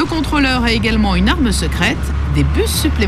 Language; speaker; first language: French; native; French